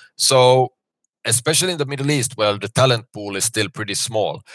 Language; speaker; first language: English; non-native, fluent; Finnish